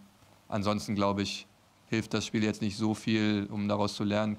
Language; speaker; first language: German; native; German